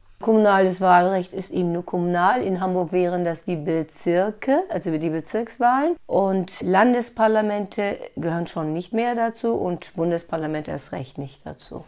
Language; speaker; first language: German; native; German